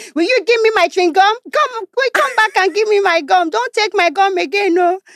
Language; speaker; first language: English; early bilingual, other home language; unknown